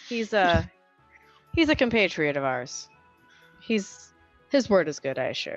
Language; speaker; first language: English; native; English